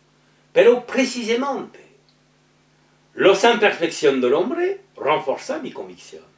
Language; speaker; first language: Spanish; non-native, learner; French